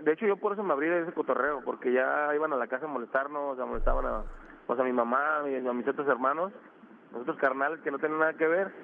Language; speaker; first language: Spanish; native; Spanish